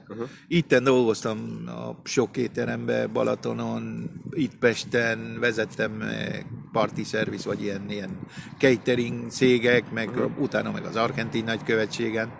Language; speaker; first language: Hungarian; early bilingual, heritage; Spanish